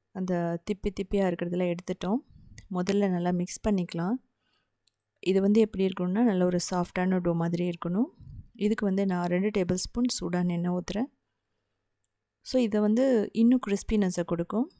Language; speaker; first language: Tamil; native; Tamil